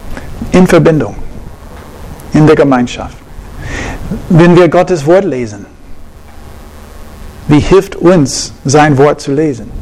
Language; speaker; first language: German; non-native, fluent; English